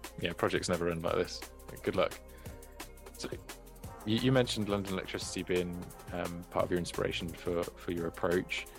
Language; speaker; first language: English; native; English